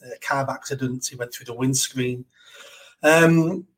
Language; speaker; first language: English; native; English